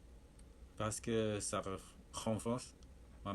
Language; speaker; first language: French; non-native, learner; Chinese